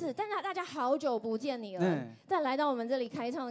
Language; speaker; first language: Chinese; native; Chinese